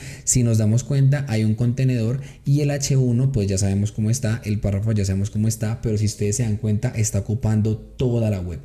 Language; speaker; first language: Spanish; native; Spanish